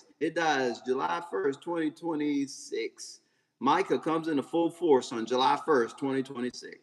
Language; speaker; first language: English; native; English